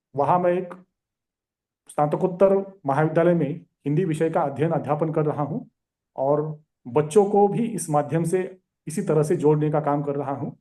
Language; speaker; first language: Hindi; non-native, local second language; Marathi